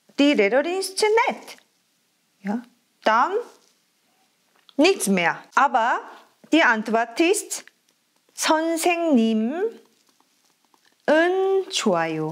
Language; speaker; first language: German; non-native, fluent; Korean